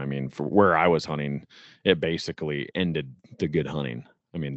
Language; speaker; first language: English; native; English